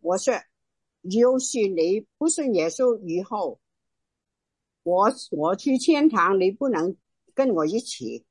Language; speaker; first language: Chinese; non-native, local second language; Cantonese